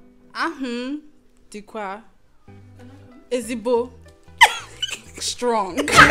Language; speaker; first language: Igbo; early bilingual, heritage; Igbo